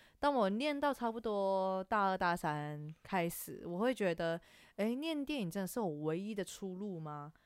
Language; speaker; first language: Chinese; non-native, local second language; Cantonese